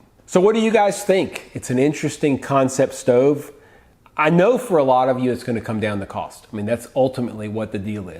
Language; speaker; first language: English; native; English